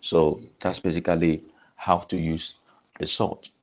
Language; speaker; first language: English; non-native, local second language; Yoruba